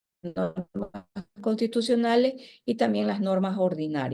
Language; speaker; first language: Spanish; native; Spanish